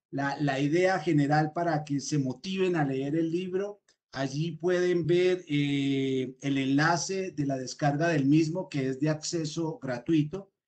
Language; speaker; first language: Spanish; native; Spanish